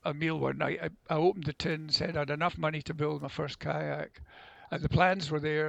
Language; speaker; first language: English; native; English